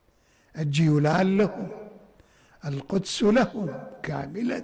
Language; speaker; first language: Arabic; native; Arabic